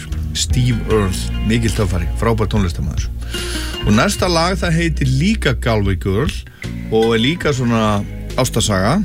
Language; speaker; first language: Icelandic; native; Icelandic